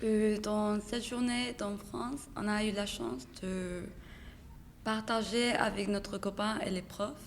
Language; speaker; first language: French; non-native, learner; Spanish